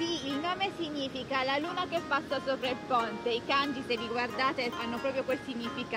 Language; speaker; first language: Italian; native; Italian